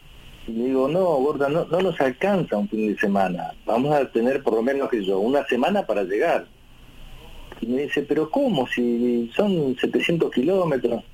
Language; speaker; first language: Spanish; native; Spanish